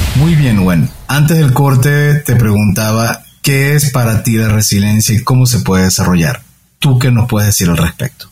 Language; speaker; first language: Spanish; native; Spanish